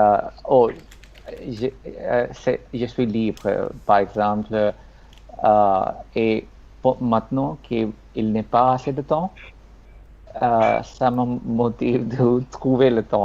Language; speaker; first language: French; non-native, learner; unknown